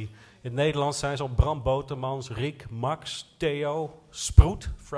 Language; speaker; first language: Dutch; native; Dutch